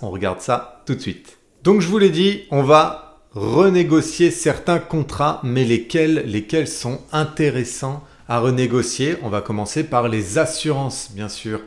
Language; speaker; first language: French; native; French